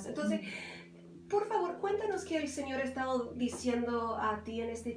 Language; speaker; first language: Spanish; non-native, fluent; English